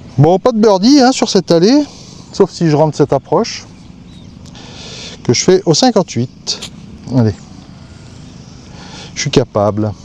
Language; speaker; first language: French; native; French